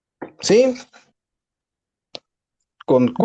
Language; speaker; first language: Spanish; native; Spanish